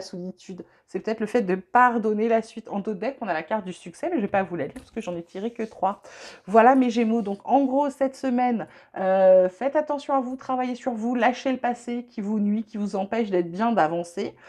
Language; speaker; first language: French; native; French